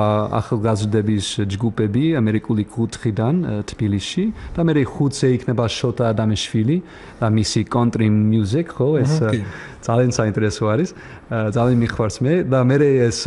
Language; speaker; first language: Georgian; non-native, learner; English